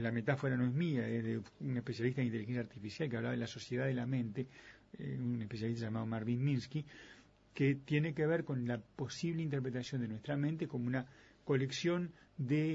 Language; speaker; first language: Spanish; native; Spanish